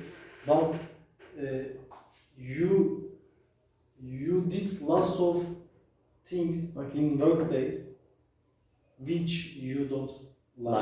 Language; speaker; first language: English; non-native, learner; Turkish